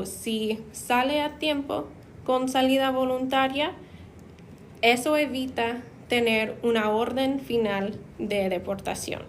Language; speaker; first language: Spanish; non-native, fluent; English